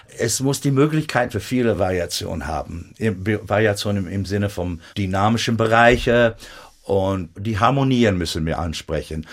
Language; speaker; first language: German; non-native, fluent; English